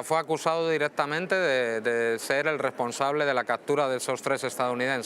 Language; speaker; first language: Spanish; native; Spanish